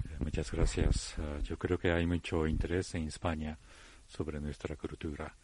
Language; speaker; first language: Spanish; non-native, fluent; Japanese